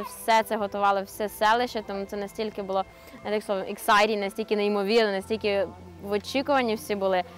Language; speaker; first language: Ukrainian; native; Ukrainian